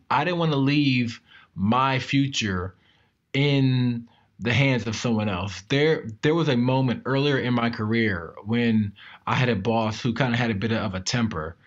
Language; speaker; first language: English; native; English